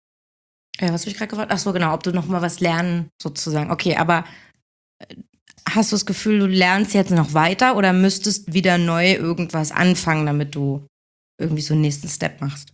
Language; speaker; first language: German; native; German